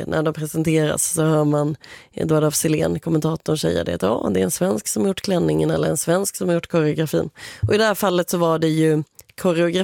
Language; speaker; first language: Swedish; native; Swedish